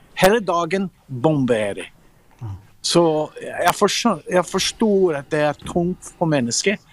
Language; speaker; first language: Norwegian; non-native, fluent; English